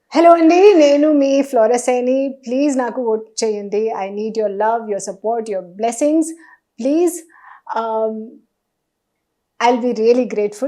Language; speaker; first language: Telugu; non-native, learner; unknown